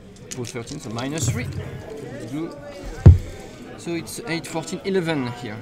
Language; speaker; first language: English; non-native, learner; French